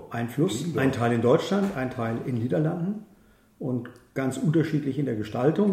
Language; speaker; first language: German; native; German